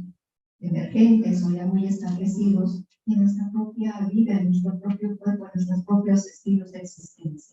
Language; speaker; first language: Spanish; native; Spanish